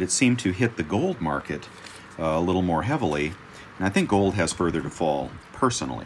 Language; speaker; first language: English; native; English